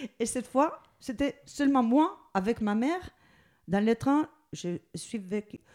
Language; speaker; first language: French; non-native, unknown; Spanish